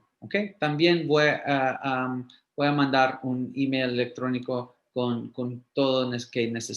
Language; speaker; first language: Spanish; early bilingual, heritage; English